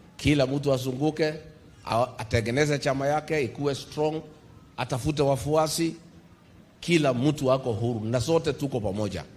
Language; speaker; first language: Swahili; non-native, local second language; Kikuyu